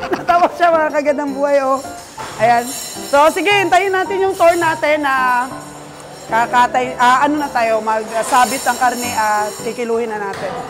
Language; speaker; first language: Filipino; non-native, local second language; Cebuano